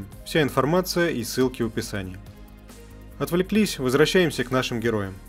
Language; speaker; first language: Russian; native; Russian